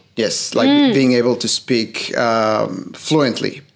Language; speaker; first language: English; non-native, fluent; Spanish